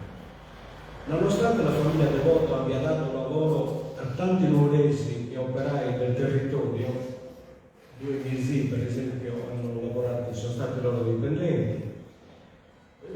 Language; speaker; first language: Italian; native; Italian